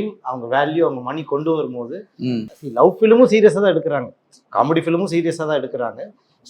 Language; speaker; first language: Tamil; native; Tamil